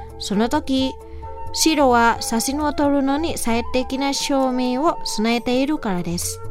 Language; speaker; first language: Japanese; non-native, fluent; Indonesian